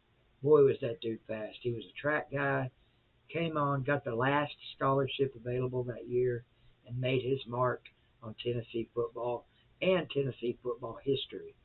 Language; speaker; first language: English; native; English